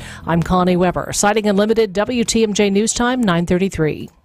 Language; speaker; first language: English; native; English